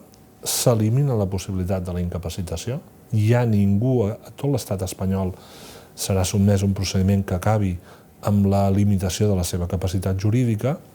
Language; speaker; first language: Catalan; native; Catalan